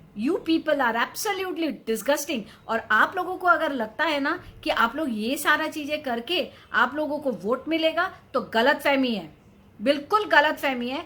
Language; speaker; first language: Hindi; non-native, local second language; Bangla